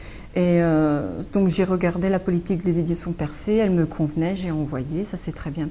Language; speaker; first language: French; native; French